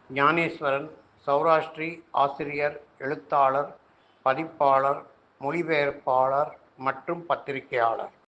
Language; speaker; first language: Tamil; non-native, local second language; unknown